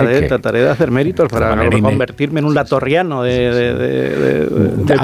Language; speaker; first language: Spanish; native; Spanish